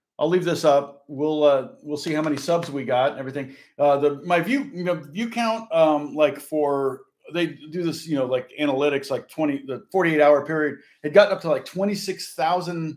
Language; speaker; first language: English; native; English